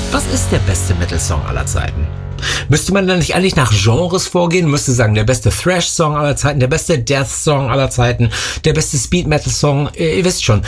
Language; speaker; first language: German; native; German